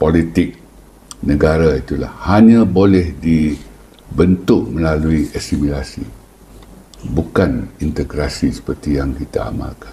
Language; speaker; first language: Malay; native; Malay